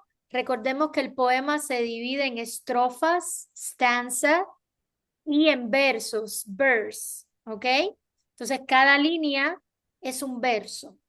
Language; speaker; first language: Spanish; native; Spanish